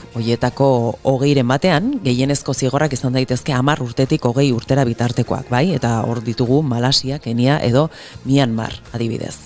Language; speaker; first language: Basque; native; Basque